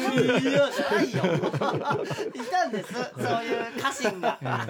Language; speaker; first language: Japanese; native; Japanese